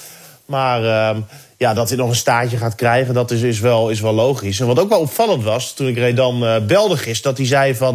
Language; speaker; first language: Dutch; native; Dutch